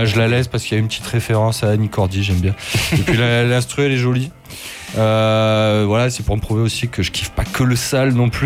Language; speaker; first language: French; native; French